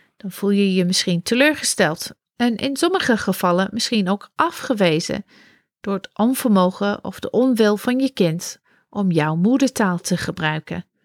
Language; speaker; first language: Dutch; non-native, fluent; English